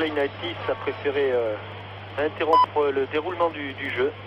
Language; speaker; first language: French; native; French